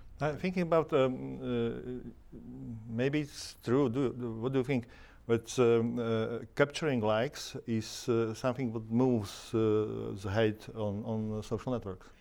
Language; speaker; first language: English; non-native, learner; Slovak